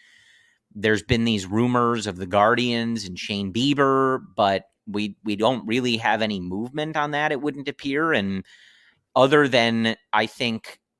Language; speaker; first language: English; native; English